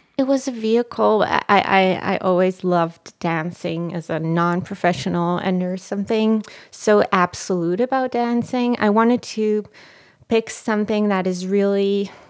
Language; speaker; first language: English; non-native, fluent; Hebrew